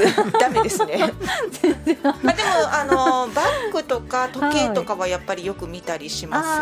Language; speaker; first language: Japanese; native; Japanese